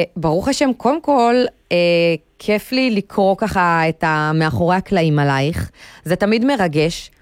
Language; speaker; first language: Hebrew; native; Hebrew